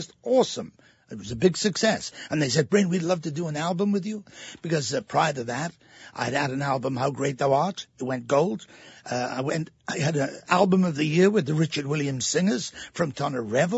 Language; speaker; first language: English; native; English